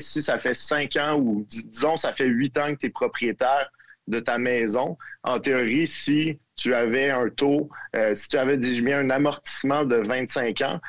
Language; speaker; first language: French; native; French